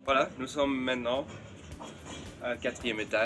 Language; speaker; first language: French; non-native, fluent; Dutch